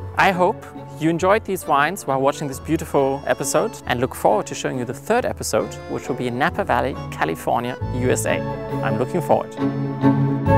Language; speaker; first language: English; non-native, fluent; German